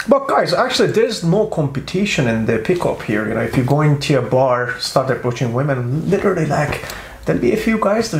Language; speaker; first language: English; non-native, fluent; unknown